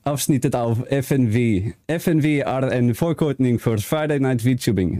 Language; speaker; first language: Swedish; non-native, learner; Afrikaans